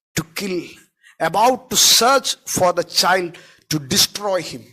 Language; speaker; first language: English; non-native, local second language; Malayalam